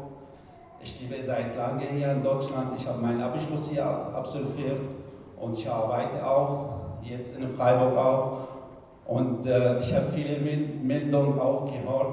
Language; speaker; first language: German; non-native, fluent; Arabic